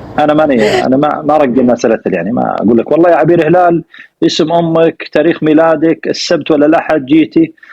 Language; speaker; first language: Arabic; native; Arabic